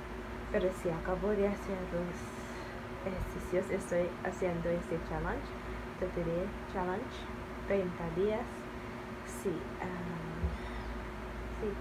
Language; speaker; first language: Spanish; non-native, learner; English